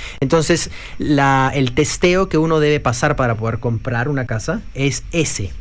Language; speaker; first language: Spanish; native; Spanish